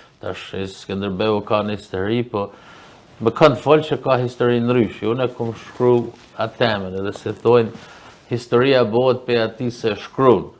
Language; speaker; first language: Albanian; early bilingual, heritage; Albanian